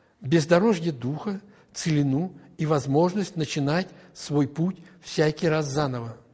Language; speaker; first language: Russian; native; Russian